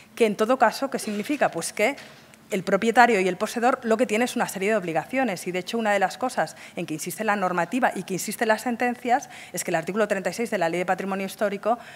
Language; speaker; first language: Spanish; native; Spanish